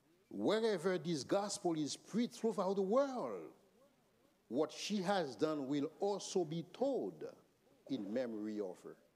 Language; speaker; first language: English; non-native, fluent; Haitian Creole